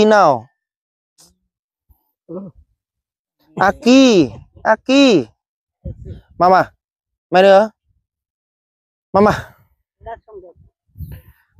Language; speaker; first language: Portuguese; non-native, learner; Vietnamese